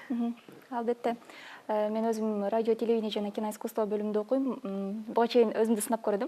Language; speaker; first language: Kyrgyz; native; Kyrgyz